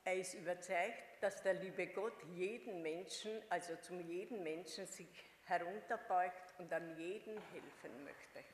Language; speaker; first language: German; non-native, fluent; Hungarian